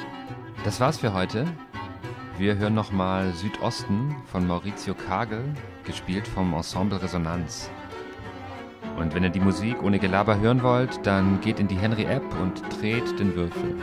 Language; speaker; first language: German; native; German